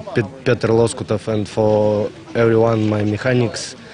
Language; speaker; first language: English; non-native, learner; Russian